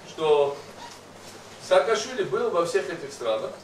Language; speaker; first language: Ukrainian; non-native, local second language; Russian